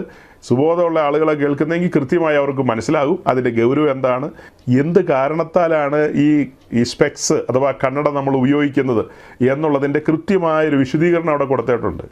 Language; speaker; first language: Malayalam; native; Malayalam